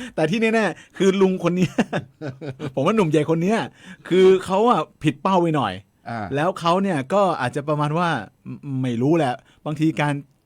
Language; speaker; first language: Thai; native; Thai